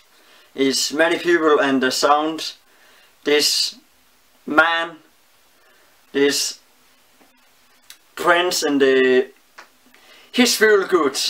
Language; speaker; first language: English; non-native, learner; Danish